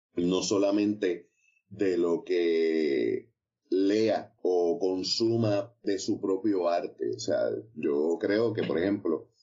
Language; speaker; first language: Spanish; native; Spanish